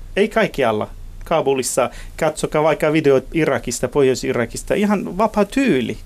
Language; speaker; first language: Finnish; non-native, fluent; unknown